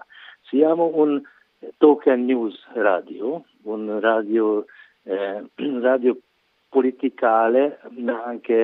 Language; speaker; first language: Italian; non-native, learner; Hungarian